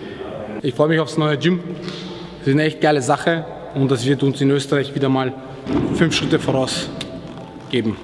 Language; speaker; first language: German; native; German